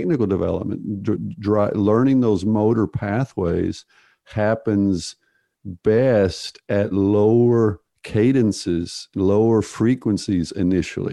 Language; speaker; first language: English; native; English